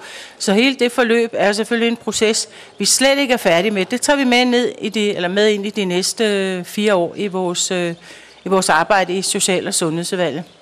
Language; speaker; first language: Danish; native; Danish